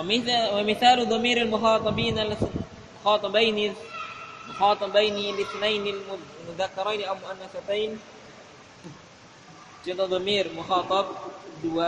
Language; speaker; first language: Arabic; non-native, fluent; Indonesian